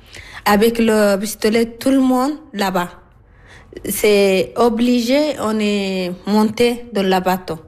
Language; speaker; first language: French; non-native, learner; Arabic